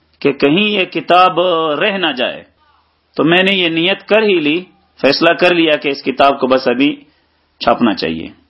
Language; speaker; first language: Urdu; native; Urdu